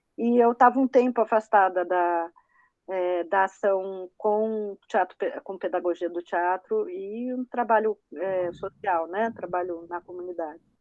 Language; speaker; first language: Portuguese; native; Portuguese